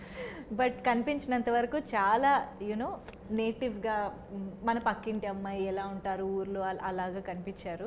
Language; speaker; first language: Telugu; native; Telugu